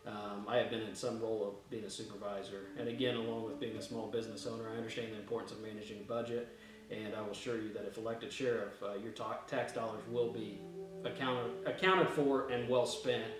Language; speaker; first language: English; native; English